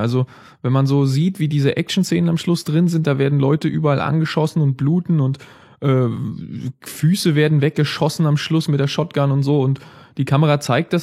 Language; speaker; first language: German; native; German